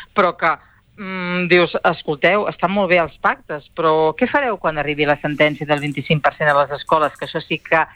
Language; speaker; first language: Catalan; native; Catalan